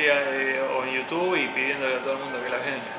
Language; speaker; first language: Spanish; native; Spanish